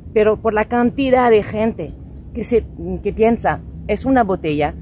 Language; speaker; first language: Spanish; non-native, fluent; French